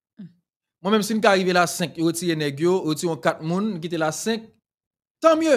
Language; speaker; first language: French; non-native, local second language; Haitian Creole